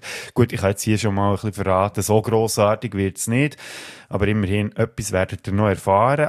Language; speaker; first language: German; native; German